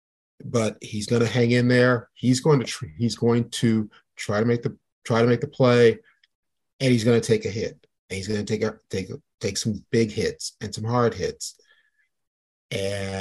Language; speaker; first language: English; native; English